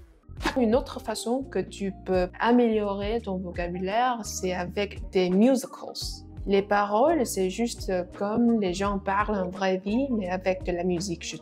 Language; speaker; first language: French; non-native, learner; Vietnamese